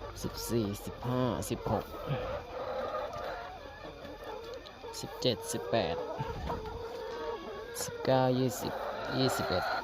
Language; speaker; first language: Thai; native; Thai